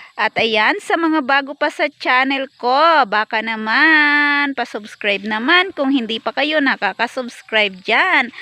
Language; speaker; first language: Filipino; native; Filipino